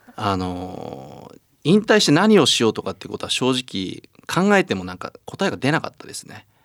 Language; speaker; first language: Japanese; native; Japanese